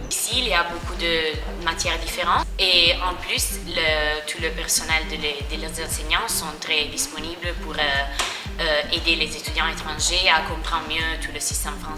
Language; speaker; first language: French; non-native, fluent; Italian